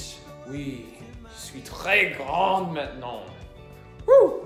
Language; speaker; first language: French; non-native, learner; English